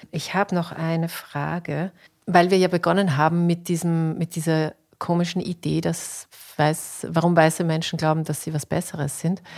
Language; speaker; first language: German; native; German